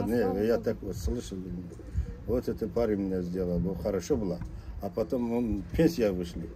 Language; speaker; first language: Russian; non-native, local second language; Kazakh